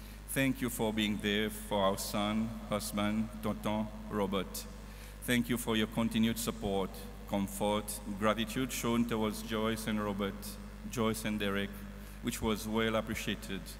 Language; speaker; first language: English; non-native, local second language; Seselwa Creole French